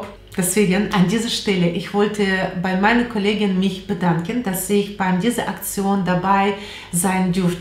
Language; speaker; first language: German; non-native, learner; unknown